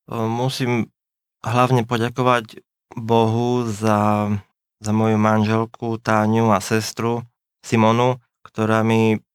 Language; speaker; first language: Slovak; native; Slovak